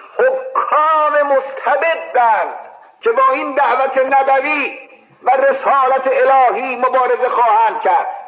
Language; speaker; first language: Persian; native; Persian